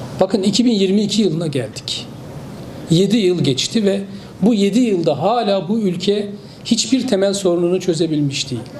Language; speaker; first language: Turkish; native; Turkish